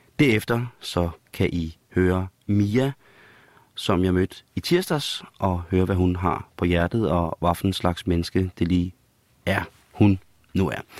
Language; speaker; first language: Danish; native; Danish